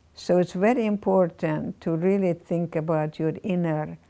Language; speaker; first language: English; non-native, fluent; Hungarian